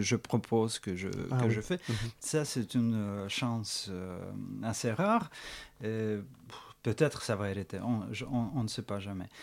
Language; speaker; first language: French; non-native, fluent; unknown